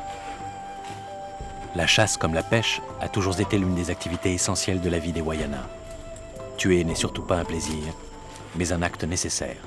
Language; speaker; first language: French; native; French